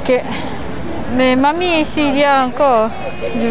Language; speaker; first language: French; non-native, learner; Japanese